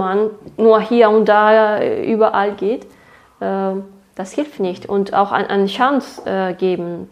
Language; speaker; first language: German; non-native, fluent; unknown